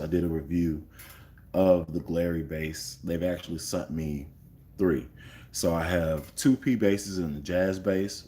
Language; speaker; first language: English; native; English